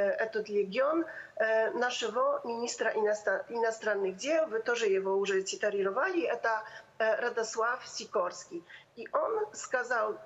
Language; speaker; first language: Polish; non-native, learner; Russian